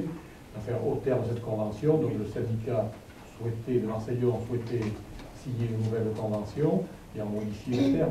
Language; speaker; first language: French; native; French